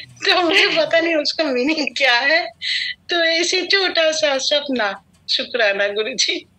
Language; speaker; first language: Hindi; non-native, local second language; Bangla